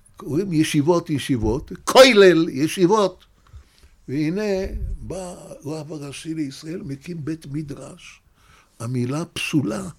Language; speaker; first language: Hebrew; native; Hebrew